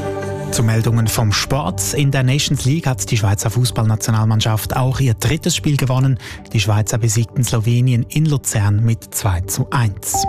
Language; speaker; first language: German; native; German